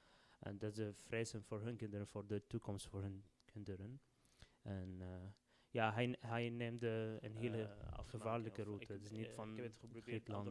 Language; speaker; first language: Dutch; non-native, learner; Arabic